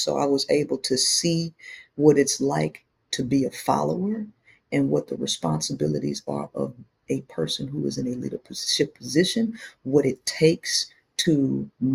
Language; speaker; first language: English; native; English